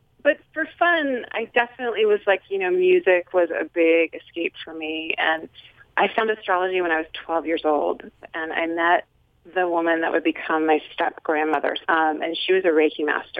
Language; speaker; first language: English; native; English